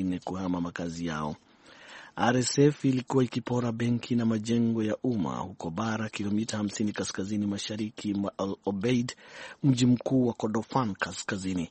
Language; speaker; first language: Swahili; non-native, local second language; Kikuyu